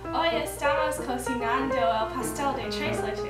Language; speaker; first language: Spanish; non-native, learner; English